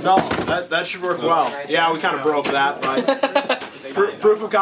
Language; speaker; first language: English; native; English